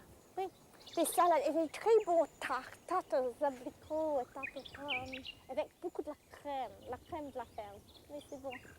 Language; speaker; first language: French; non-native, fluent; English